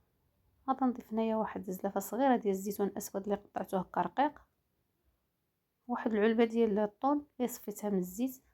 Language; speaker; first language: Arabic; native; Arabic